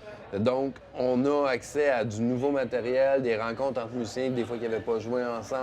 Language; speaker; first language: French; native; French